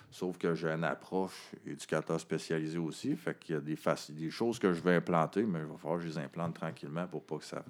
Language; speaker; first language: French; native; French